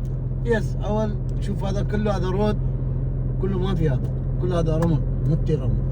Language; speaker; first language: Arabic; non-native, learner; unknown